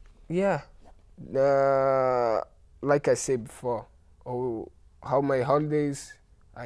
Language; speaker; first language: English; non-native, learner; Portuguese